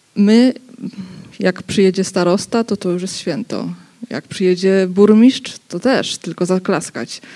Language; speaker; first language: Polish; non-native, local second language; Rusyn